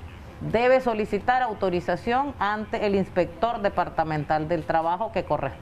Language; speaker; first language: Spanish; native; Spanish